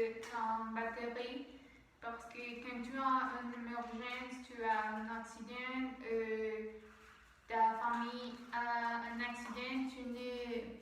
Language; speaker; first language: French; non-native, learner; Spanish